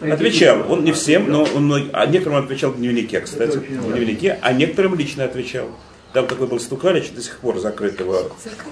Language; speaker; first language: Russian; native; Russian